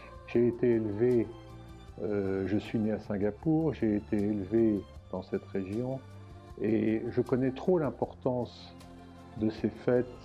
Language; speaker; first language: French; early bilingual, heritage; French